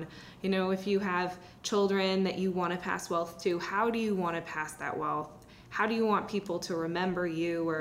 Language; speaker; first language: English; native; English